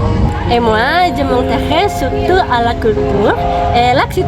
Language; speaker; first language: French; non-native, learner; Indonesian